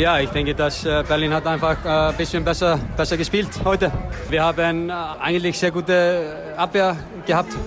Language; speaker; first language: German; non-native, fluent; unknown